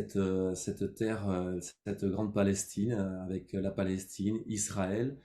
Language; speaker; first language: French; native; French